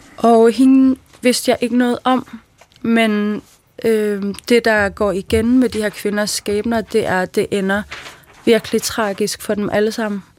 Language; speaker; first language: Danish; early bilingual, other home language; Persian